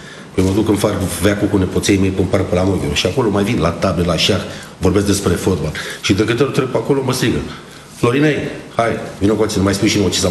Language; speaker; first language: Romanian; native; Romanian